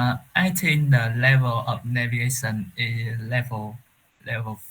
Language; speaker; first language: English; non-native, learner; Vietnamese